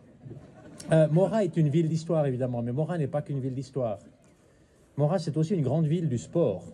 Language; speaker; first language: French; native; French